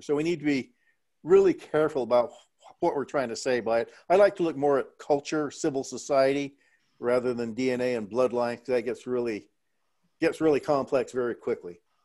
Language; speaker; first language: English; early bilingual, other home language; Spanish